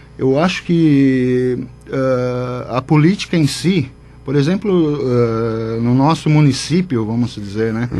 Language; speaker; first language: Portuguese; native; Portuguese